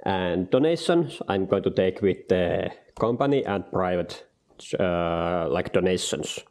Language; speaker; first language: English; non-native, learner; Finnish